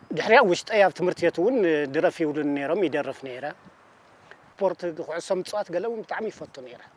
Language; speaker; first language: Tigrinya; native; Tigrinya